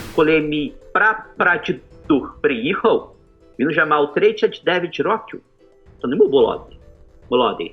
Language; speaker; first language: Ukrainian; early bilingual, heritage; Portuguese